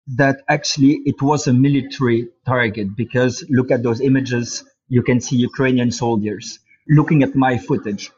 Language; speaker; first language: English; non-native, fluent; Dutch